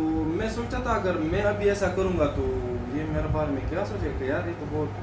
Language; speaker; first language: Hindi; non-native, local second language; Pashto